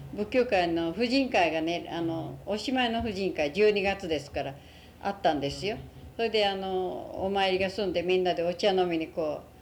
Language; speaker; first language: Japanese; native; Japanese